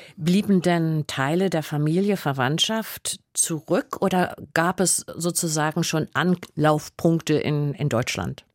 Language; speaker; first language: German; native; German